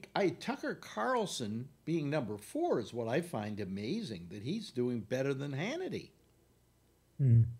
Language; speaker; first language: English; native; English